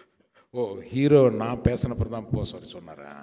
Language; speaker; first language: Tamil; non-native, local second language; Telugu